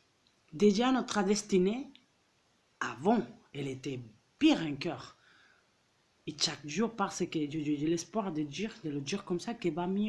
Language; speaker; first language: French; non-native, fluent; Catalan